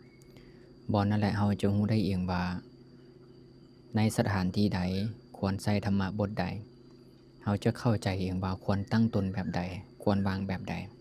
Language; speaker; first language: Thai; non-native, local second language; Northeastern Thai